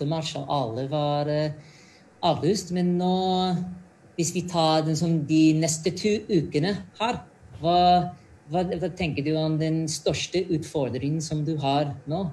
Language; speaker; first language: Norwegian; non-native, fluent; English